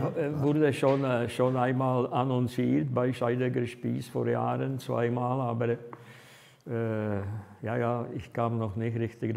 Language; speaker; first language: German; non-native, fluent; Czech